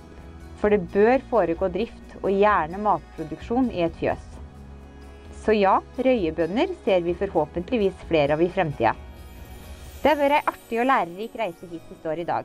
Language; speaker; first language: Norwegian; native; Norwegian